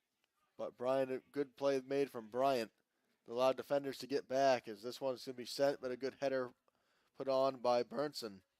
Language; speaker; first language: English; native; English